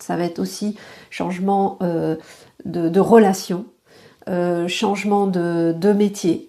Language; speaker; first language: French; native; French